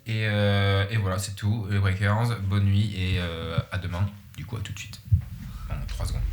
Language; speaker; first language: French; native; French